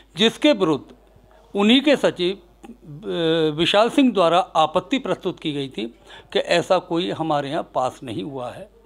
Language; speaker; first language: Hindi; native; Hindi